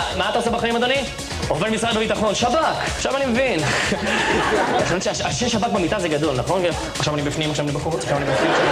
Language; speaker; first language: Hebrew; native; Hebrew